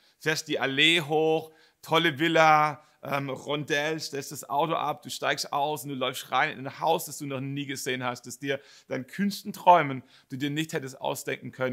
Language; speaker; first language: German; native; German